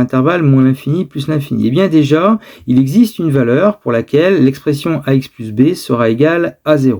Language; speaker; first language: French; native; French